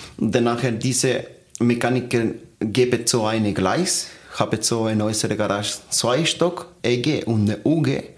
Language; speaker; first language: German; non-native, learner; Spanish